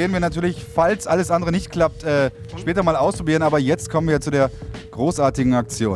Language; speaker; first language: German; native; German